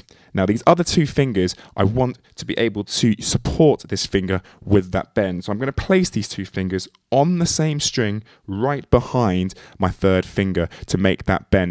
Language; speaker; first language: English; native; English